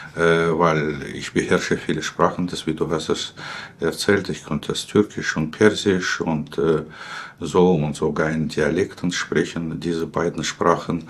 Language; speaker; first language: German; non-native, fluent; Russian